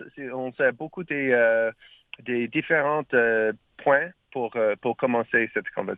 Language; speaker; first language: French; non-native, learner; English